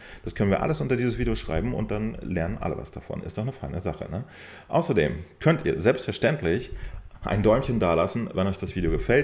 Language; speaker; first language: German; native; German